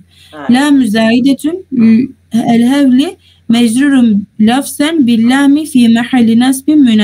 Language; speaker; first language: Arabic; non-native, fluent; Turkish